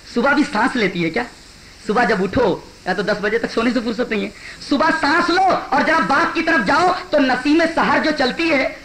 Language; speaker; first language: Urdu; native; Urdu